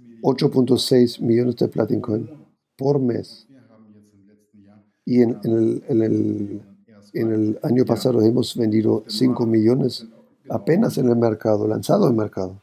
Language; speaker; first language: Spanish; non-native, fluent; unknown